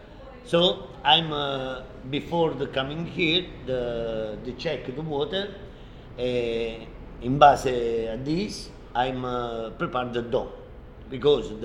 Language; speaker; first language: English; non-native, learner; Italian